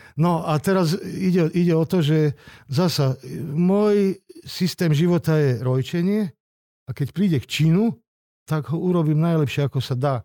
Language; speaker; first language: Slovak; non-native, local second language; Hungarian